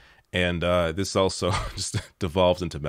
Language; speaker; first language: English; native; English